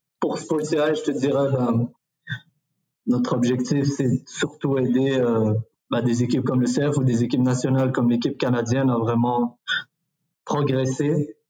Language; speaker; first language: French; early bilingual, other home language; Arabic